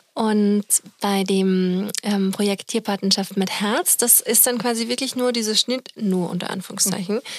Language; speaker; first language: German; native; German